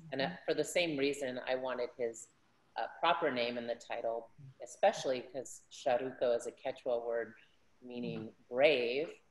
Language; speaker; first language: English; early bilingual, other home language; Spanish